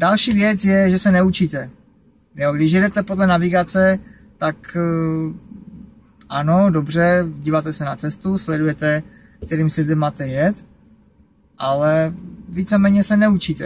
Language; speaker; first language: Czech; native; Czech